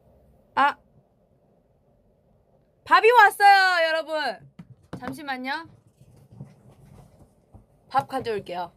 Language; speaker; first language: Korean; non-native, fluent; Chinese